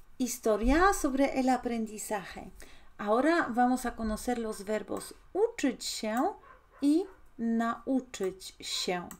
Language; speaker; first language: Spanish; non-native, fluent; Polish